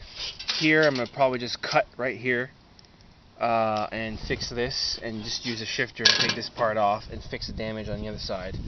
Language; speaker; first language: English; native; English